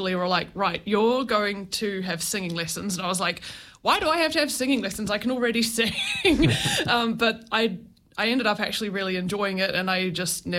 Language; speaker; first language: English; native; English